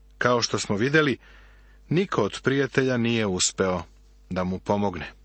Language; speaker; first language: Serbian; native; Serbian